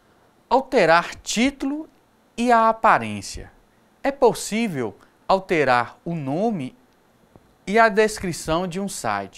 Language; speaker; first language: Portuguese; native; Portuguese